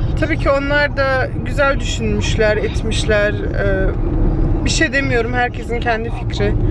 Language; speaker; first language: Turkish; early bilingual, heritage; Turkish